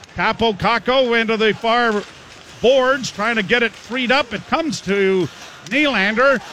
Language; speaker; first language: English; native; English